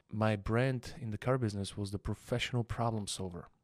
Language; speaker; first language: English; non-native, fluent; Bulgarian